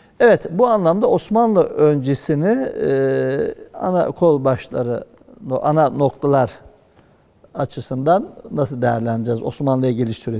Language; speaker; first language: Turkish; native; Turkish